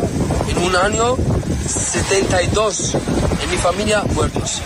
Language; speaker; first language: Spanish; non-native, learner; Arabic